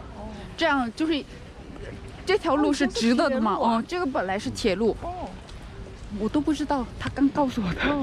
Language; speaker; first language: Chinese; non-native, fluent; Korean